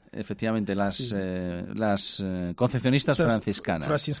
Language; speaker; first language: Spanish; native; Spanish